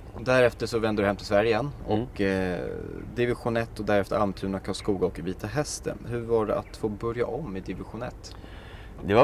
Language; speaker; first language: Swedish; native; Swedish